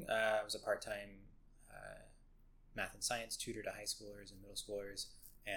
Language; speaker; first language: English; native; English